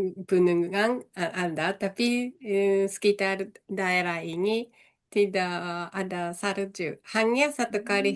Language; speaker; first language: Indonesian; non-native, learner; Japanese